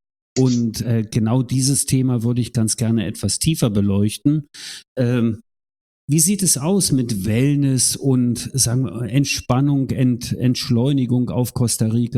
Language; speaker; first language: German; native; German